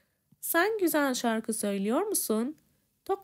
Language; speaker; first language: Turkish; non-native, fluent; Persian